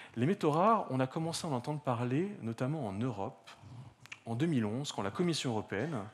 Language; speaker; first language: French; native; French